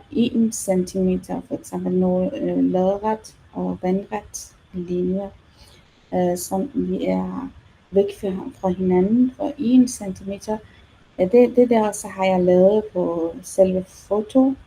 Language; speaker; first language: Danish; non-native, learner; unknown